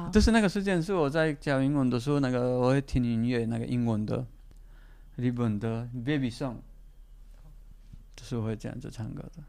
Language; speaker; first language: Chinese; non-native, fluent; Nepali